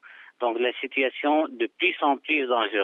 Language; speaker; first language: French; non-native, fluent; Arabic